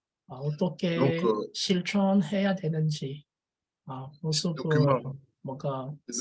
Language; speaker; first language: Korean; non-native, learner; French